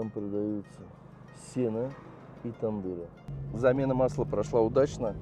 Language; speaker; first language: Russian; native; Russian